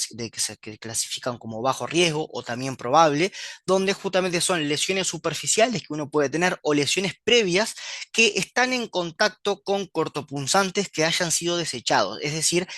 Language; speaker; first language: Spanish; native; Spanish